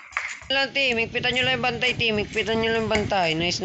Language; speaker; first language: Filipino; native; Filipino